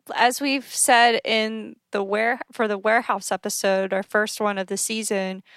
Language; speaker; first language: English; native; English